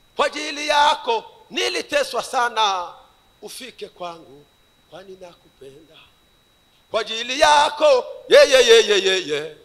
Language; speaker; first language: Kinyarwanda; early bilingual, heritage; Kinyarwanda